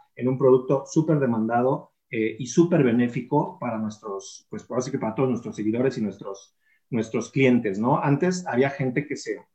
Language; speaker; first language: Spanish; native; Spanish